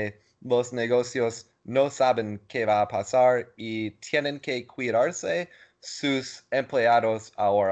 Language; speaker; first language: Spanish; non-native, learner; English